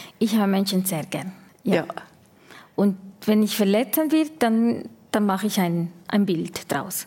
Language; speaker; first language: German; non-native, fluent; Spanish